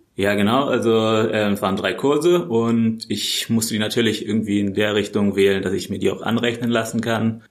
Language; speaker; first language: German; native; German